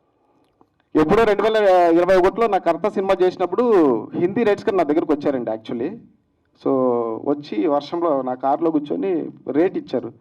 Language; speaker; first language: Telugu; native; Telugu